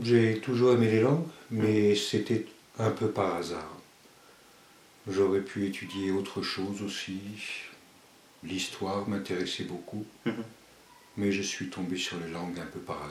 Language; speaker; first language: French; early bilingual, other home language; Spanish